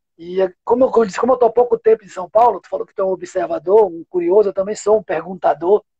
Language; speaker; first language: Portuguese; native; Portuguese